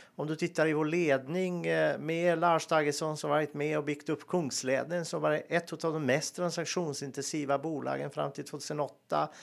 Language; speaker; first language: Swedish; non-native, fluent; Serbian